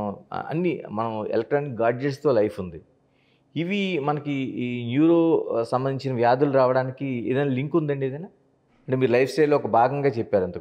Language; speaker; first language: Telugu; native; Telugu